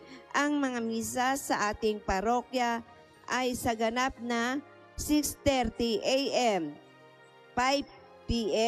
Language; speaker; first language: Filipino; native; Filipino